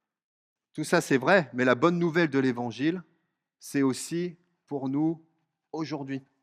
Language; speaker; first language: French; native; French